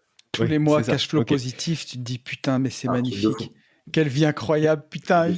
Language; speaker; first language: French; native; French